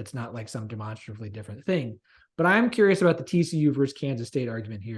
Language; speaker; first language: English; native; English